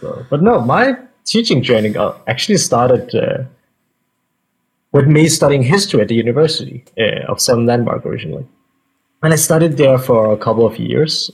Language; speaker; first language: English; non-native, fluent; Danish